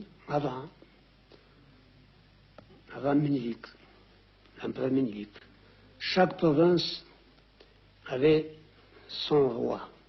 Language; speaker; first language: French; non-native, fluent; Amharic